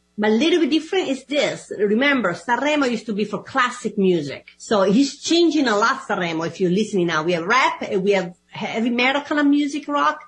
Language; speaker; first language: English; non-native, fluent; Italian